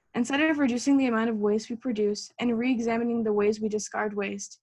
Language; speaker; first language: English; native; English